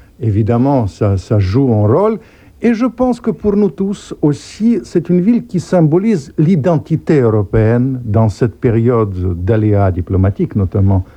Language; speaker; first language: French; non-native, fluent; Russian